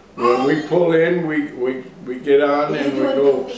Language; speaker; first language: English; native; English